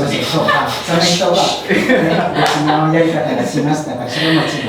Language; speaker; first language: Japanese; non-native, fluent; Indonesian